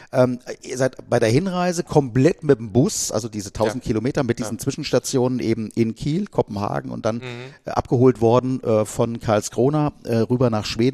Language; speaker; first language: German; native; German